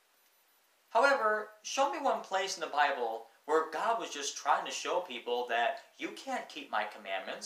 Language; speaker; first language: English; native; English